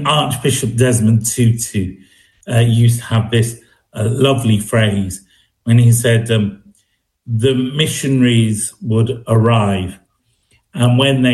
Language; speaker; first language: English; native; English